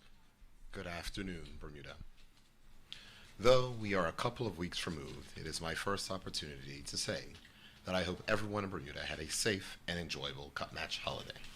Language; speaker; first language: English; native; English